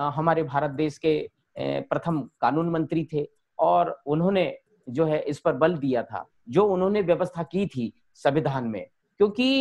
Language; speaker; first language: Hindi; native; Hindi